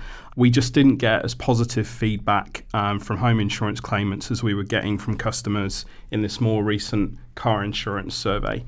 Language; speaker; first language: English; native; English